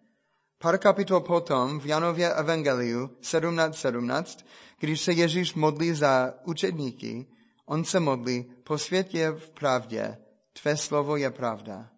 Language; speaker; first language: Czech; non-native, fluent; English